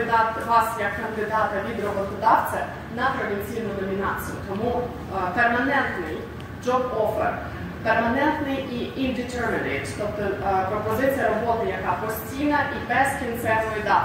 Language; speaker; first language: Ukrainian; native; Ukrainian